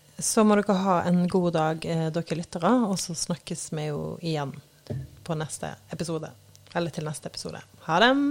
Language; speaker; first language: Norwegian; native; Norwegian